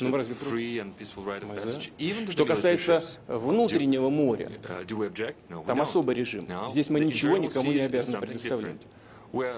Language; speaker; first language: Russian; native; Russian